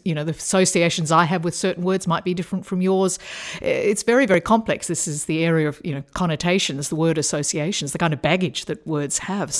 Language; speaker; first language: English; native; English